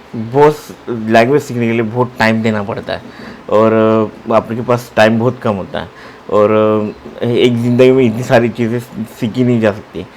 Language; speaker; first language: Hindi; non-native, local second language; Marathi